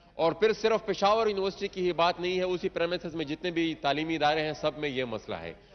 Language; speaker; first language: Urdu; non-native, local second language; Pashto